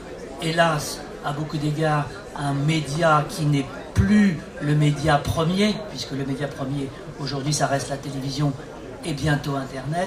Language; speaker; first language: French; native; French